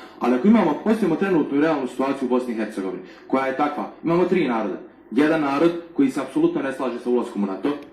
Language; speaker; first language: Serbian; native; Serbian